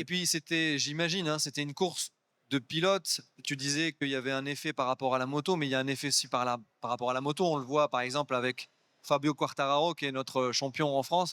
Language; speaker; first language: French; native; French